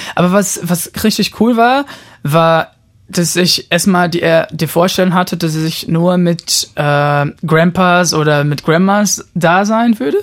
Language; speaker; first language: German; non-native, fluent; Portuguese